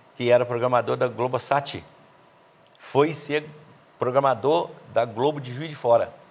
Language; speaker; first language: Portuguese; native; Portuguese